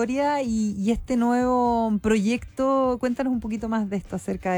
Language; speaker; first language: Spanish; native; Spanish